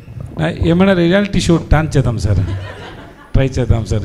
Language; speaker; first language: Telugu; non-native, learner; Tamil